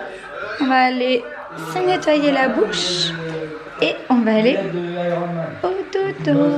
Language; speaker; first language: French; native; French